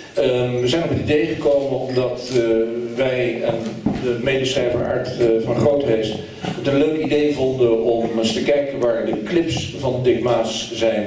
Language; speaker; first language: Dutch; native; Dutch